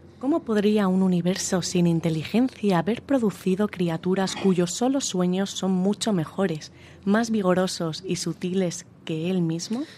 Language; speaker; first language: Spanish; native; Spanish